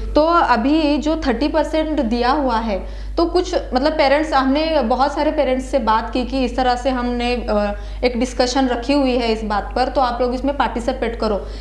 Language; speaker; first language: Hindi; non-native, local second language; Marathi